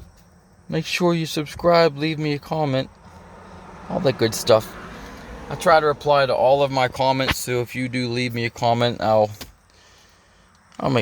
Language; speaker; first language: English; native; English